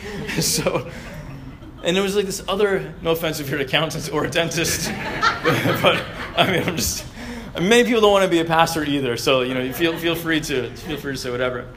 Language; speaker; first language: English; early bilingual, other home language; Arabic